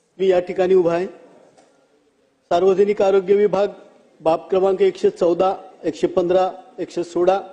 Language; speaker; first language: Marathi; native; Marathi